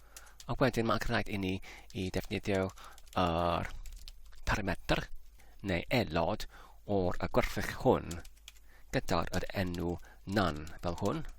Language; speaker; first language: Welsh; non-native, learner; English